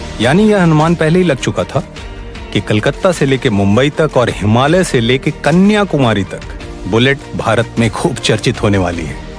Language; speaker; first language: Hindi; native; Hindi